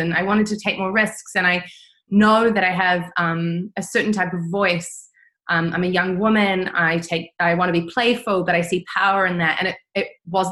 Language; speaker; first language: English; native; English